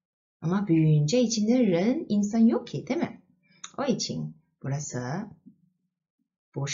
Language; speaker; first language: Turkish; non-native, fluent; Chinese